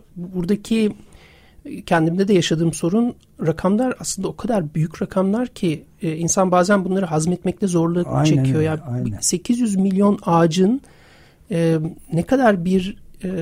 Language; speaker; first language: Turkish; native; Turkish